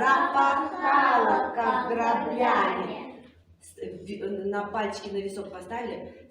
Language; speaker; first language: Russian; native; Russian